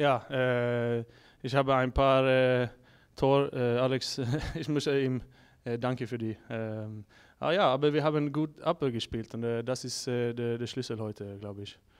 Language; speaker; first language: German; non-native, learner; Swedish